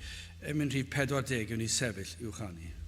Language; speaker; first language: Welsh; native; Welsh